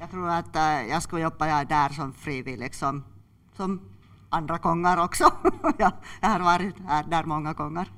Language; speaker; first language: Swedish; non-native, local second language; Finnish